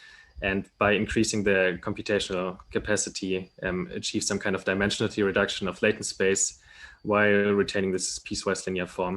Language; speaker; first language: English; non-native, fluent; German